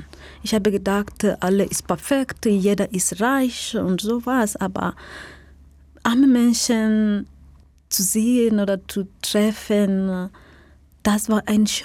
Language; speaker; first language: German; non-native, learner; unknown